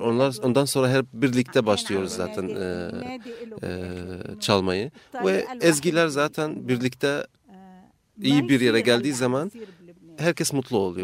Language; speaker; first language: Turkish; non-native, fluent; Arabic